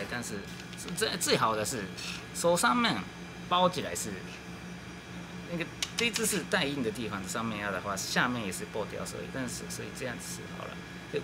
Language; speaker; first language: Chinese; non-native, learner; Japanese